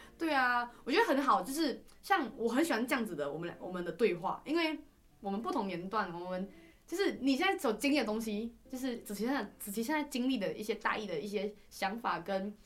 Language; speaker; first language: Chinese; native; Chinese